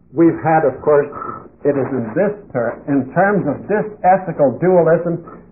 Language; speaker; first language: English; non-native, fluent; Dutch